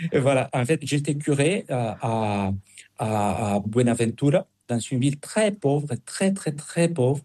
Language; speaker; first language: French; non-native, fluent; Spanish